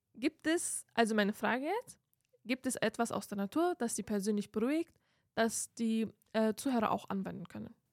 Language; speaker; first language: German; early bilingual, other home language; Kurdish